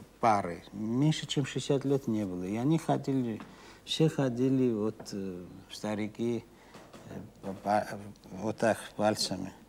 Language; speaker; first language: Russian; non-native, local second language; Georgian